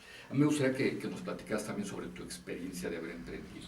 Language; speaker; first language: Spanish; native; Spanish